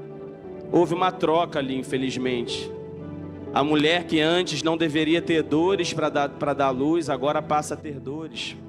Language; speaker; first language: Portuguese; native; Portuguese